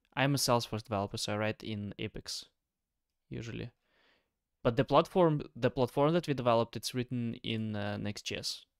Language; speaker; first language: English; non-native, fluent; Ukrainian